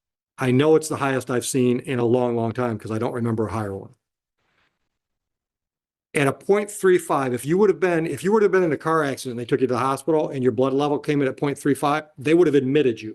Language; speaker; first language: English; native; English